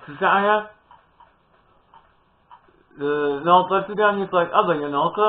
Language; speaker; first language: French; native; French